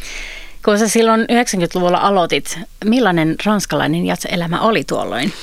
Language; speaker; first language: Finnish; native; Finnish